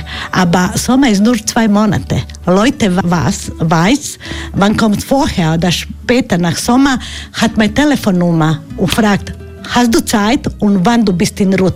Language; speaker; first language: German; non-native, learner; Croatian